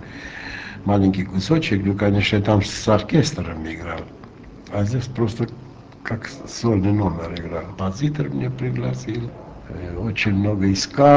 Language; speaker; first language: Russian; non-native, local second language; Armenian